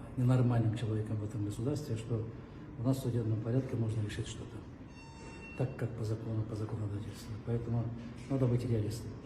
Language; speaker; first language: Russian; non-native, local second language; Kyrgyz